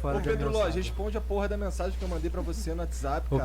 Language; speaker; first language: Portuguese; native; Portuguese